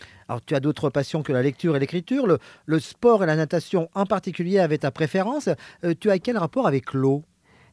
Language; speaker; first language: French; native; French